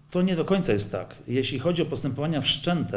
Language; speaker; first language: Polish; native; Polish